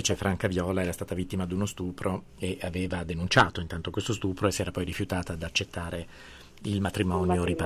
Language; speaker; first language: Italian; native; Italian